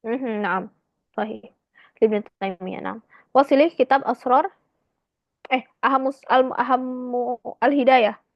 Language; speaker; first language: Arabic; non-native, fluent; Indonesian